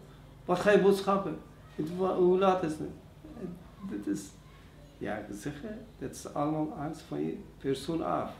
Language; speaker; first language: Dutch; non-native, learner; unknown